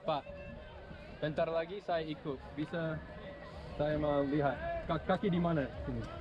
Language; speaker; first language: Indonesian; non-native, learner; English